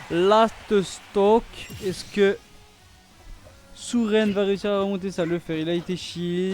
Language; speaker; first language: French; native; French